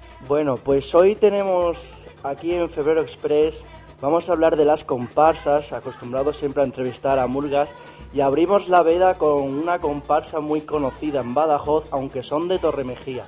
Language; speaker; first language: Spanish; native; Spanish